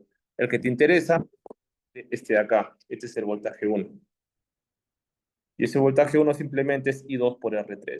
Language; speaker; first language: Spanish; native; Spanish